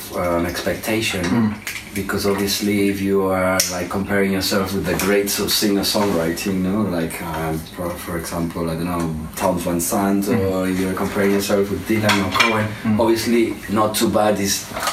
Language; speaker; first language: English; non-native, fluent; Spanish